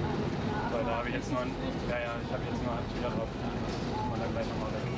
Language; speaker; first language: German; native; German